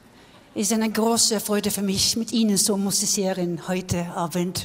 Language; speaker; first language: German; non-native, learner; English